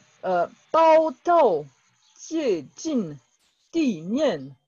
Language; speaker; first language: Chinese; non-native, learner; French